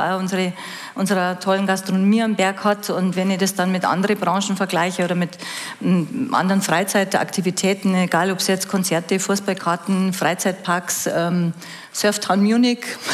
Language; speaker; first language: German; native; German